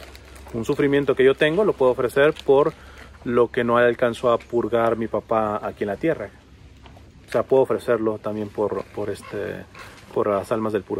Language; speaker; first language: Spanish; native; Spanish